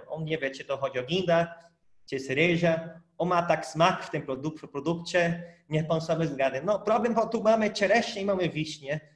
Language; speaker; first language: Polish; non-native, fluent; Portuguese